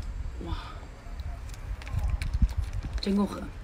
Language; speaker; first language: Chinese; native; Chinese